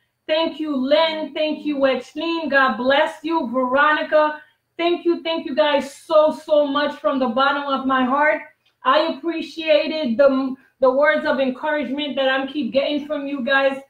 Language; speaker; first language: English; non-native, fluent; Haitian Creole